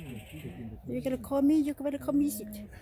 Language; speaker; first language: English; non-native, learner; Thai